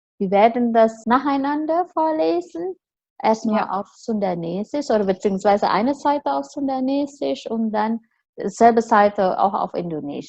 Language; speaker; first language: German; non-native, fluent; Indonesian